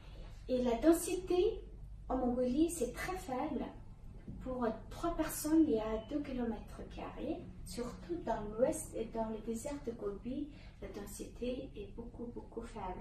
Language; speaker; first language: French; non-native, fluent; Mongolian